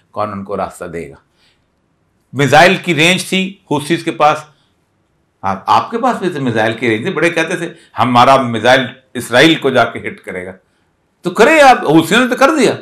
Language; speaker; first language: Urdu; native; Urdu